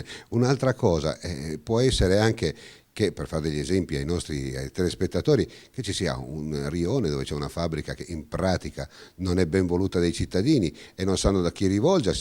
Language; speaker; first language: Italian; native; Italian